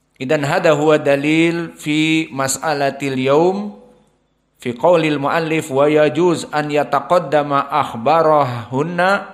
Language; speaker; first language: Arabic; non-native, fluent; Indonesian